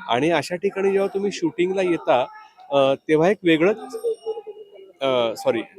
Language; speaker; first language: Marathi; native; Marathi